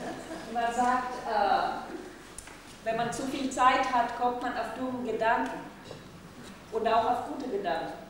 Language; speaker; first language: German; non-native, fluent; Hebrew